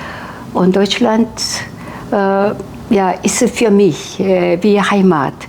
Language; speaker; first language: German; non-native, fluent; Korean